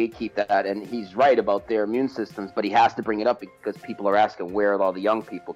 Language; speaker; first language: English; native; English